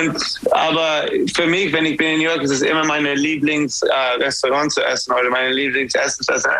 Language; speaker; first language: German; non-native, learner; English